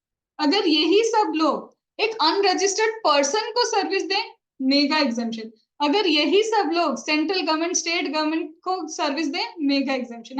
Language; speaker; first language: Hindi; native; Hindi